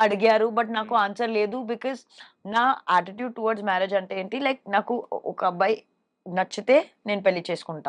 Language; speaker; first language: Telugu; non-native, fluent; Hindi